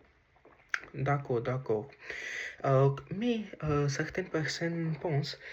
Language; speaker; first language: French; non-native, learner; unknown